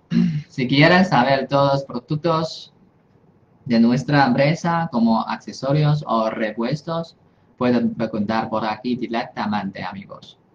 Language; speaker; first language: Spanish; non-native, fluent; Chinese